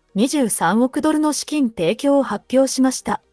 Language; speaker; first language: Japanese; non-native, fluent; English